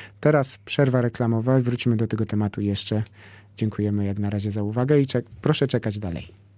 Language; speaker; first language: Polish; native; Polish